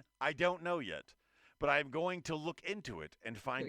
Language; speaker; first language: English; native; English